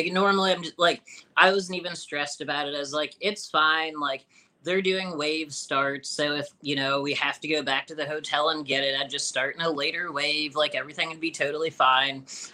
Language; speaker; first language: English; native; English